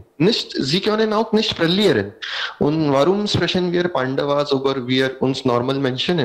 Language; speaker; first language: German; non-native, learner; Hindi